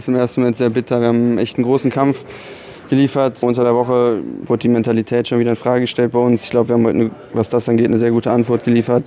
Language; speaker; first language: German; native; German